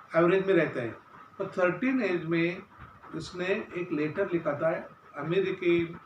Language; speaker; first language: Hindi; non-native, local second language; Marathi